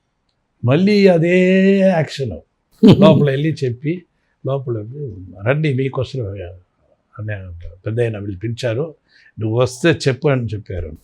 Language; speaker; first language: Telugu; non-native, local second language; Tamil